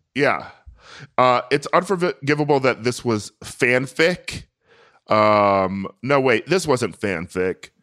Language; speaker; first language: English; native; English